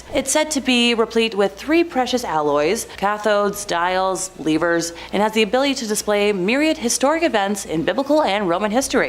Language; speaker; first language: English; native; English